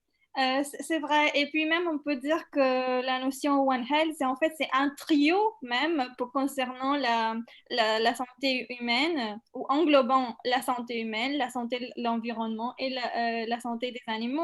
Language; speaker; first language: French; non-native, fluent; Macedonian